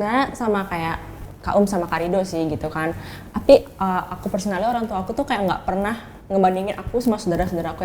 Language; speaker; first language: Indonesian; native; Indonesian